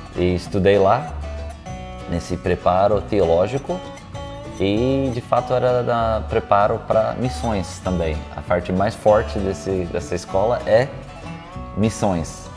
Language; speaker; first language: Portuguese; non-native, local second language; English